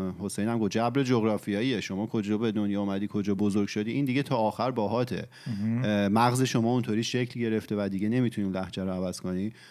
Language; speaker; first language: Persian; native; Persian